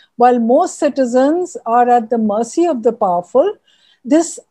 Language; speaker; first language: English; non-native, local second language; Urdu